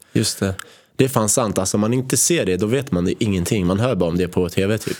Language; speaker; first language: Swedish; early bilingual, other home language; Arabic